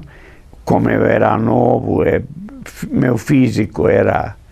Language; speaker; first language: Portuguese; non-native, fluent; English